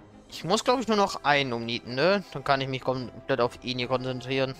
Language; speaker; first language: German; native; German